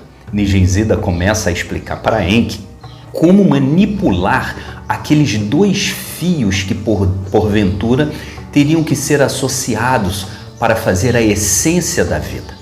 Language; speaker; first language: Portuguese; native; Portuguese